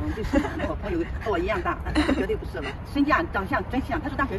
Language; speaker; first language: Chinese; native; Chinese